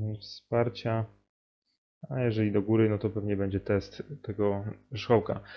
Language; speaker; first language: Polish; native; Polish